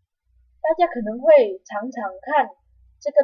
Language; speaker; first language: Chinese; non-native, fluent; Indonesian